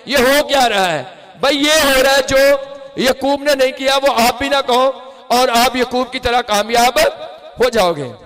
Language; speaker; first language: Urdu; non-native, local second language; Punjabi